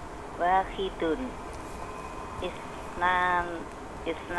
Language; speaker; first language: Arabic; non-native, learner; Indonesian